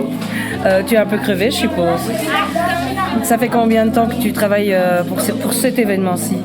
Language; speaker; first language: French; native; French